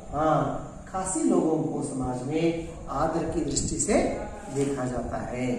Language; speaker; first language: Hindi; non-native, local second language; Kannada